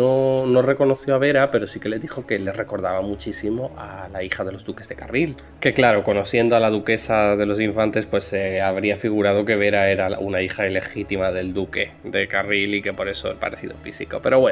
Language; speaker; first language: Spanish; native; Spanish